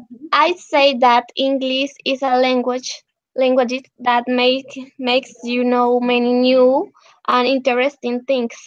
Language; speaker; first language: English; non-native, learner; Spanish